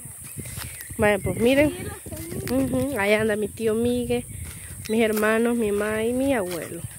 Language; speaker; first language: Spanish; native; Spanish